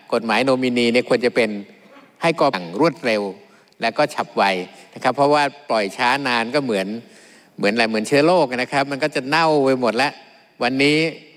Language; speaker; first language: Thai; native; Thai